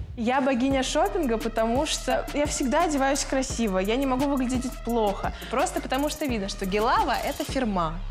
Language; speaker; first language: Russian; native; Russian